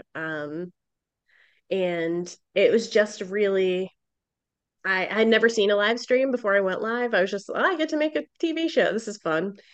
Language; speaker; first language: English; native; English